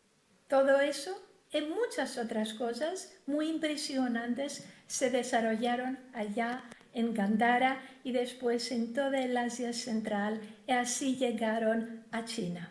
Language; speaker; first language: Spanish; non-native, fluent; Greek